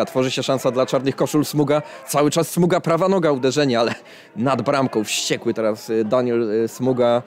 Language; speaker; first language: Polish; native; Polish